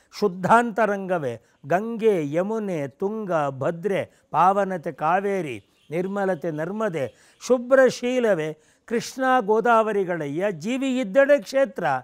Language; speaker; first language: Kannada; non-native, local second language; Tamil